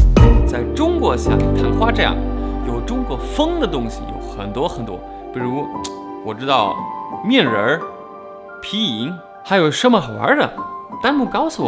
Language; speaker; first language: Chinese; non-native, fluent; German